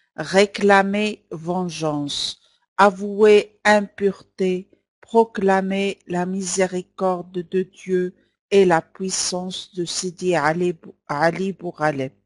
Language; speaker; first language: French; non-native, local second language; Arabic